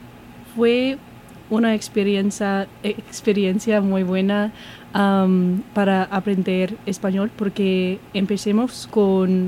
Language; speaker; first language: Spanish; non-native, learner; English